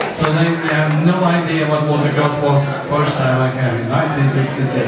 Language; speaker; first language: English; native; English